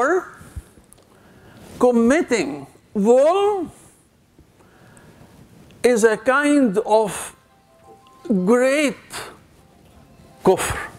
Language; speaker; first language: English; non-native, fluent; Arabic